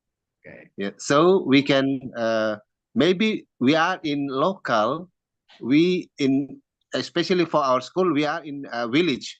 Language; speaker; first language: English; non-native, learner; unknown